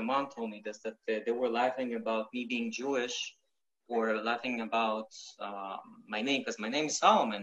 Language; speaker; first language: English; non-native, fluent; Ukrainian